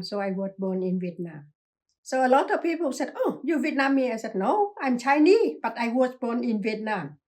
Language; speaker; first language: English; non-native, learner; Chinese